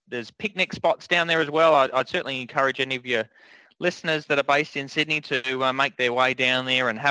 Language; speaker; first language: English; native; English